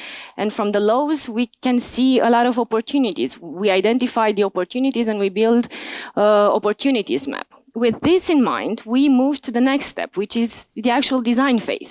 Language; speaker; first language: English; non-native, fluent; Romanian